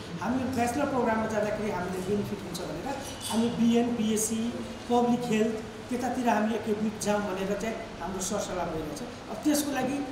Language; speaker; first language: Nepali; native; Nepali